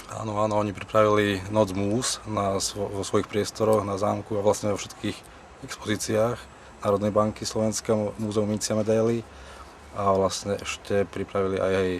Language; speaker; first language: Slovak; native; Slovak